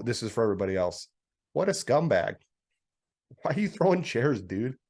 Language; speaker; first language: English; native; English